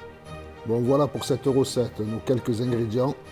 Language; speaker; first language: French; native; French